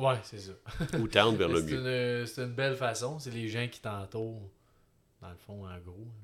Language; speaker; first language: French; native; French